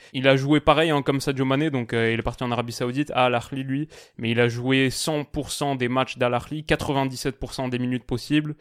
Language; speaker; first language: French; native; French